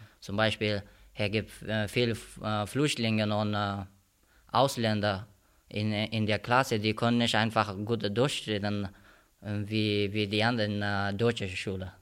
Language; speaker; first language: German; non-native, learner; Persian